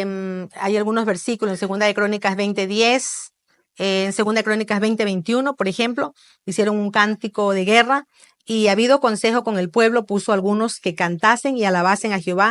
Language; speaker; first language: Spanish; native; Spanish